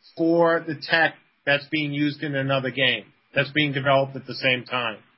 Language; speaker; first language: English; native; English